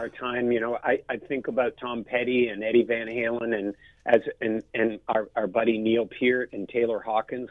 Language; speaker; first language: English; native; English